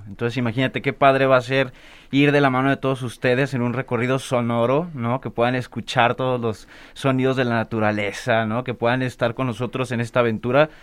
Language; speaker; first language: Spanish; native; Spanish